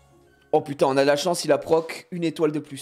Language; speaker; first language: French; native; French